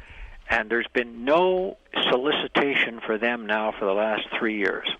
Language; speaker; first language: English; native; English